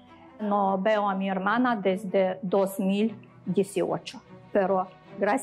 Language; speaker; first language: Spanish; non-native, learner; Ukrainian